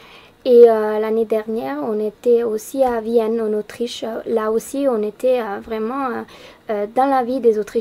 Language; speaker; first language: French; non-native, fluent; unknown